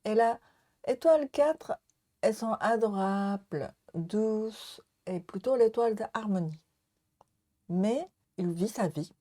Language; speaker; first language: French; non-native, learner; Japanese